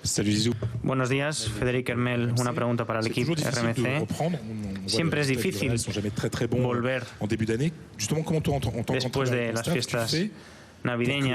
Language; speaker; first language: Spanish; non-native, fluent; French